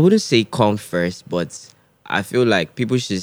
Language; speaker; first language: English; non-native, local second language; Igbo